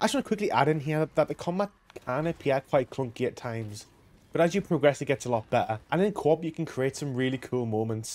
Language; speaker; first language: English; native; English